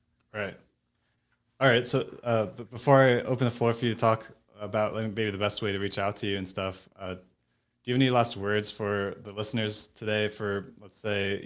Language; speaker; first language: English; native; English